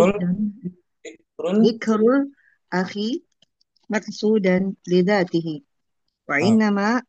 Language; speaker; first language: Arabic; non-native, learner; Indonesian